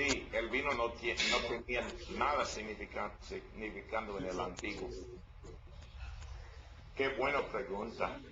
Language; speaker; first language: Spanish; non-native, learner; English